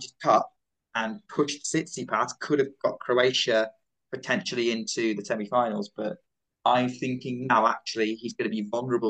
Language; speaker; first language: English; native; English